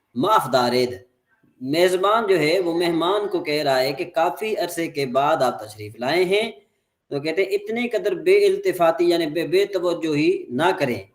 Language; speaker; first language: Urdu; non-native, local second language; Sindhi